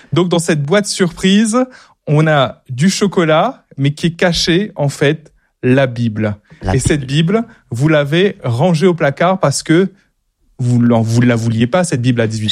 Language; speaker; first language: French; native; French